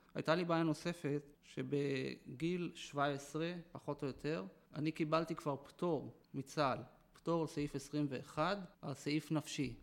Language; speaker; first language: Hebrew; non-native, local second language; Yiddish